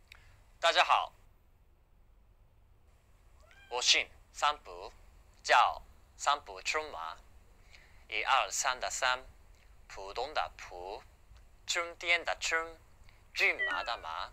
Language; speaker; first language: Chinese; non-native, learner; Japanese